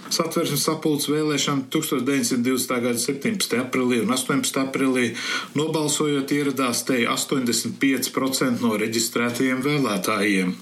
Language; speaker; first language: Latvian; early bilingual, heritage; Latvian